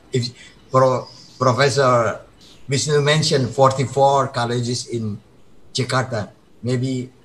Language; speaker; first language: English; non-native, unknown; Indonesian